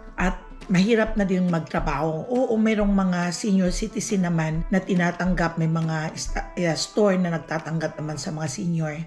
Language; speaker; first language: Filipino; native; Filipino